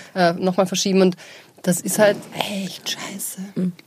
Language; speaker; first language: German; native; German